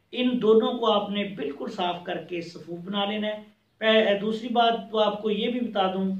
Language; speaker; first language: Urdu; non-native, local second language; Punjabi